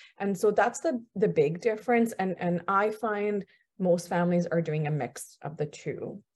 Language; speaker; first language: English; early bilingual, other home language; Punjabi